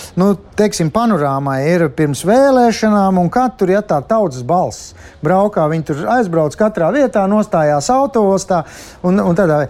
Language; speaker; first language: Latvian; native; Latvian